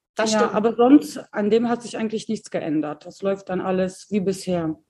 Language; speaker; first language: German; early bilingual, other home language; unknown